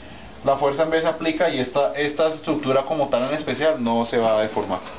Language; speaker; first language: Spanish; native; Spanish